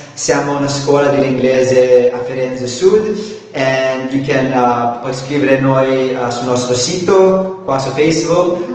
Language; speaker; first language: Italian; non-native, learner; English